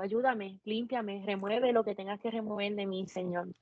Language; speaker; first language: Spanish; native; Spanish